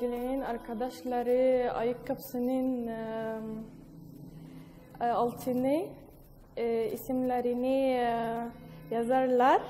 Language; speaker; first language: Turkish; non-native, learner; Arabic